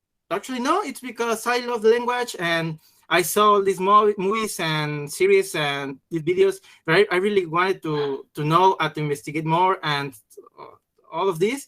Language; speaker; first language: English; non-native, learner; Spanish